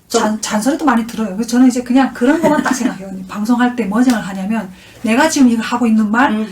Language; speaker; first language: Korean; native; Korean